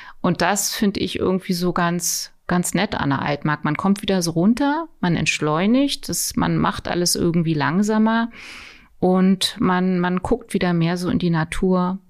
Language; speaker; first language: German; native; German